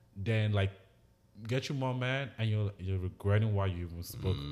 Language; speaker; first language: English; non-native, local second language; Igbo